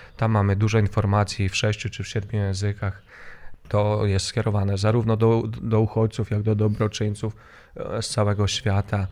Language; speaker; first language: Polish; native; Polish